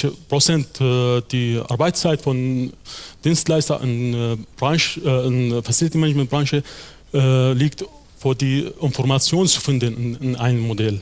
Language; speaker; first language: German; non-native, fluent; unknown